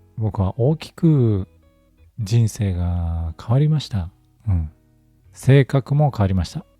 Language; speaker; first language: Japanese; native; Japanese